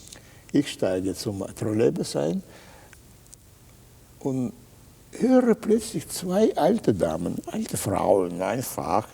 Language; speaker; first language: German; non-native, fluent; Russian